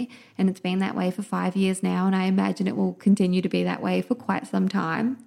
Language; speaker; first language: English; native; English